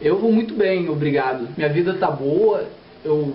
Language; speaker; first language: Portuguese; native; Portuguese